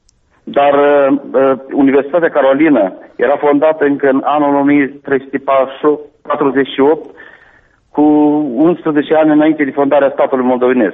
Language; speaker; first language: Romanian; native; Romanian